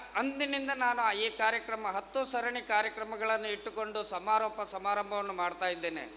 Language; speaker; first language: Kannada; native; Kannada